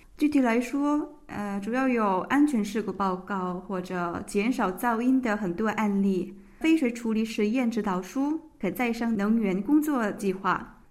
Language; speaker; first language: Chinese; non-native, fluent; Korean